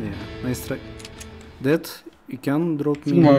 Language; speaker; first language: English; non-native, learner; Russian